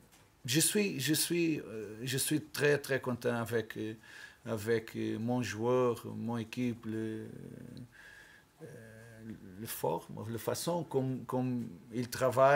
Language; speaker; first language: French; non-native, learner; Portuguese